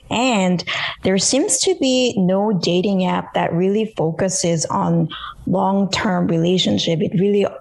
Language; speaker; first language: English; early bilingual, other home language; Korean